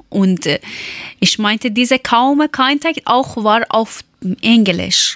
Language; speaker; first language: German; non-native, learner; Persian